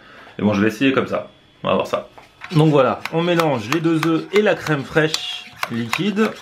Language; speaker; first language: French; native; French